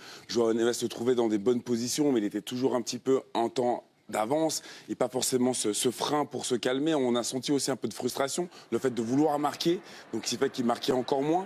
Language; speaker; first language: French; native; French